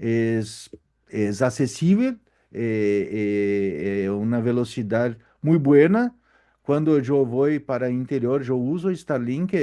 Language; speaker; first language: Spanish; non-native, learner; Portuguese